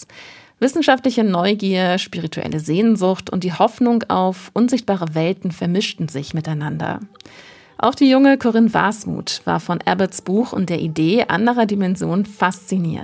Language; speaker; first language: German; native; German